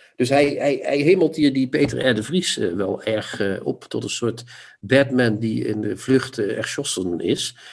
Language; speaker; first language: Dutch; non-native, local second language; Limburgish